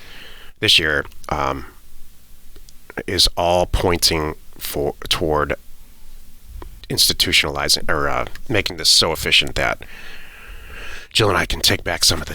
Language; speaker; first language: English; native; English